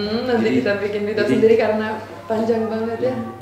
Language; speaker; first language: Indonesian; non-native, fluent; Romanian